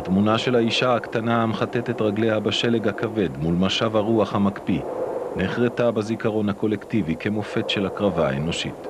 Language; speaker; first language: Hebrew; native; Hebrew